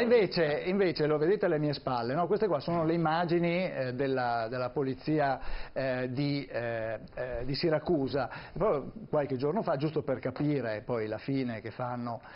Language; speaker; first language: Italian; native; Italian